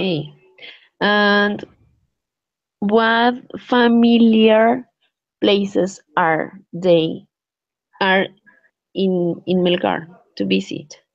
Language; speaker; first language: English; non-native, learner; Spanish